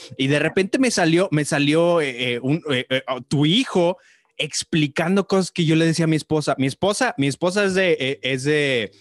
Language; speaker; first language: Spanish; native; Spanish